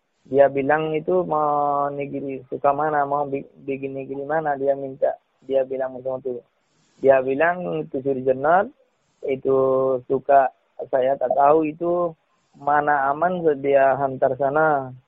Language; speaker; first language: Malay; non-native, learner; Rohingya